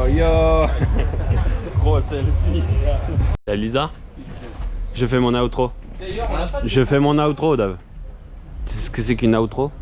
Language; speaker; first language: French; native; French